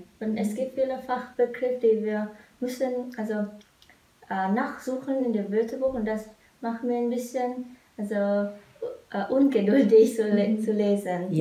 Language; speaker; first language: German; non-native, fluent; Vietnamese